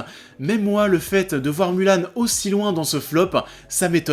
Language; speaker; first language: French; native; French